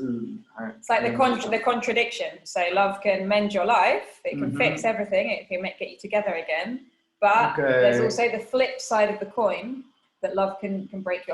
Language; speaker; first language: English; non-native, fluent; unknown